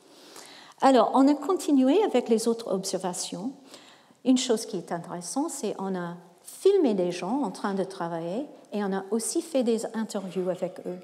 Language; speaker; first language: French; non-native, fluent; English